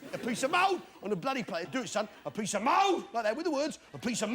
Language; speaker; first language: English; native; English